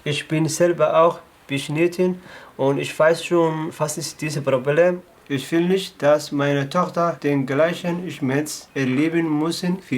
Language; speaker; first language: German; non-native, fluent; Somali